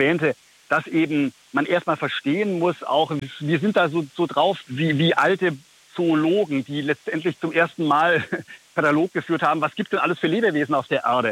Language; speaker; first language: German; native; German